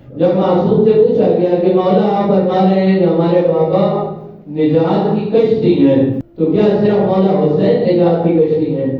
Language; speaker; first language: Urdu; non-native, local second language; Punjabi